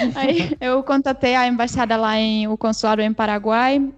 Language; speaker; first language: Portuguese; non-native, fluent; Czech